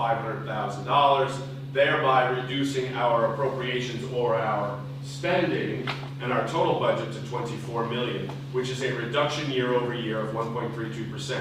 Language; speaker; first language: English; native; English